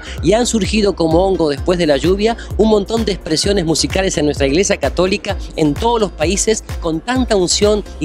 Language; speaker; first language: Spanish; native; Spanish